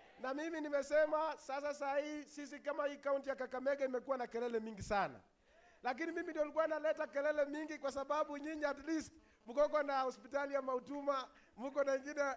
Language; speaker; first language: Swahili; non-native, local second language; Luyia